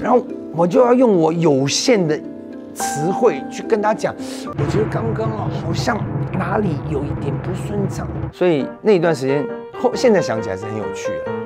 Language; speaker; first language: Chinese; native; Chinese